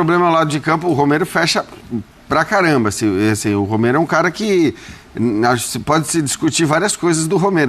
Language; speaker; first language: Portuguese; native; Portuguese